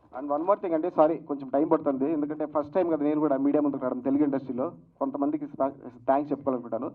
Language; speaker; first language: Telugu; native; Telugu